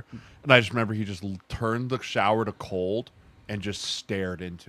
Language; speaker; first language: English; native; English